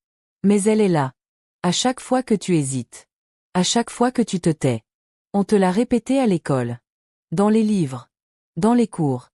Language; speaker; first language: French; native; French